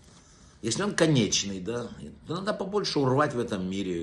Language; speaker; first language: Russian; native; Russian